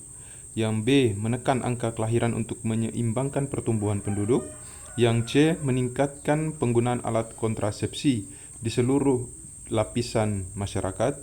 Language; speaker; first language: Indonesian; native; Indonesian